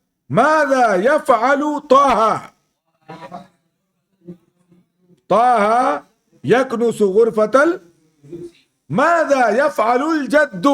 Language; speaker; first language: Arabic; non-native, fluent; Urdu